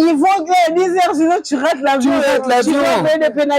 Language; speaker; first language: French; non-native, local second language; Lingala